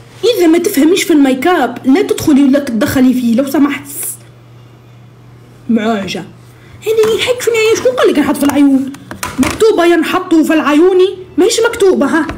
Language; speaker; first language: Arabic; native; Arabic